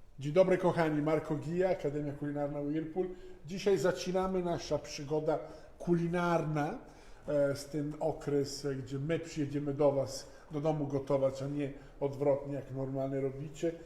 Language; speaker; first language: Polish; non-native, fluent; Italian